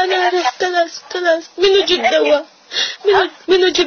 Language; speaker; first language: Arabic; non-native, learner; Filipino